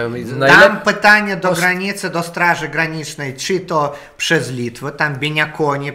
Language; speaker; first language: Polish; non-native, learner; Russian